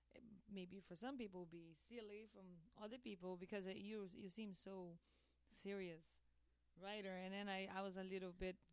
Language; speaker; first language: English; non-native, learner; Portuguese